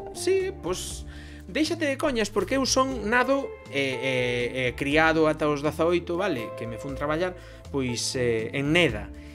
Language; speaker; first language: Galician; non-native, local second language; Spanish